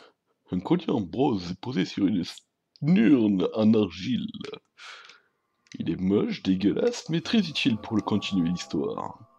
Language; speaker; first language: French; native; French